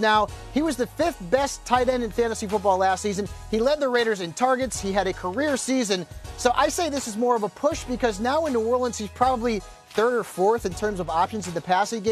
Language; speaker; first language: English; native; English